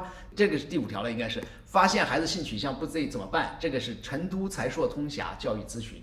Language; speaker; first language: Chinese; native; Chinese